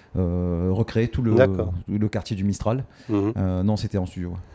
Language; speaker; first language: French; native; French